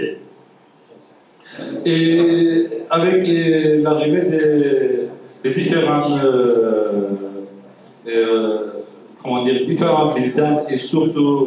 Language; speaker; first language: French; non-native, fluent; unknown